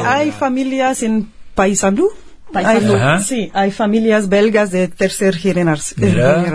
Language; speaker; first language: Spanish; non-native, fluent; Dutch